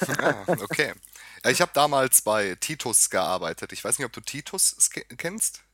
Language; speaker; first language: German; native; German